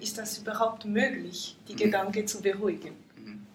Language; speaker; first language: German; non-native, fluent; French